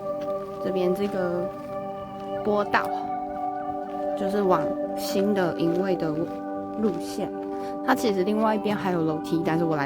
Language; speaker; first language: Chinese; native; Chinese